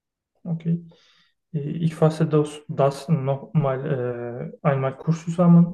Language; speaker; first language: German; non-native, learner; Turkish